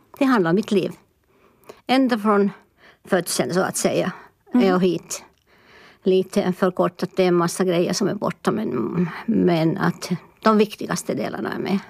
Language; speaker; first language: Swedish; non-native, local second language; Finnish